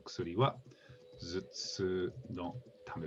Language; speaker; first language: Japanese; non-native, fluent; English